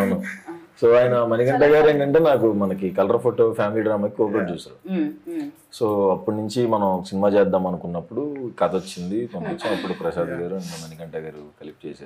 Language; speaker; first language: Telugu; native; Telugu